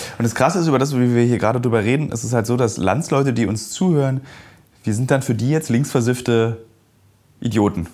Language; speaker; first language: German; native; German